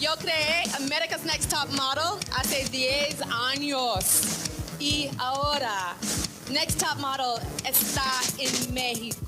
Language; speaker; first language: Spanish; non-native, learner; English